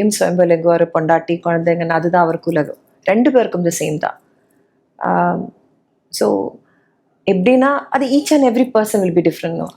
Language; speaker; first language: Tamil; non-native, learner; Malayalam